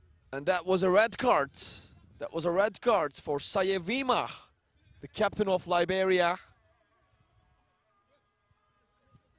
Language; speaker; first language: English; non-native, fluent; Turkish